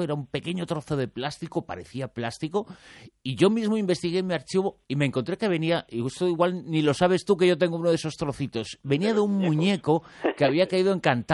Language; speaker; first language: Spanish; native; Spanish